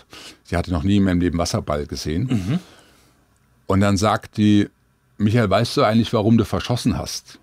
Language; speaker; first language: German; native; German